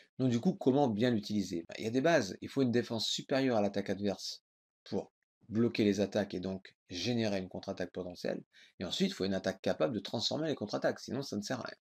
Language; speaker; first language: French; native; French